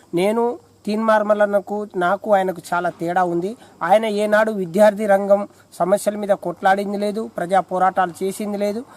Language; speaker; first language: Telugu; non-native, local second language; Lambadi